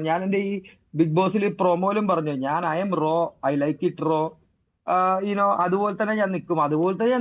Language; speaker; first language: Malayalam; native; Malayalam